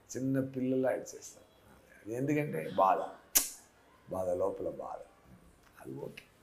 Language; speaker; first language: Telugu; non-native, learner; Tamil